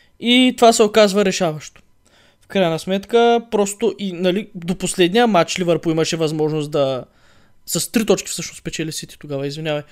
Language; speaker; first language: Bulgarian; native; Bulgarian